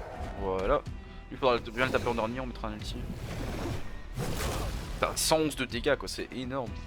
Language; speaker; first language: French; native; French